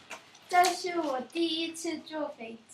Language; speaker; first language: Chinese; non-native, learner; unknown